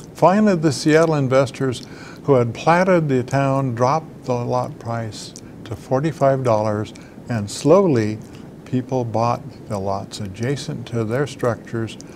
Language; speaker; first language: English; native; English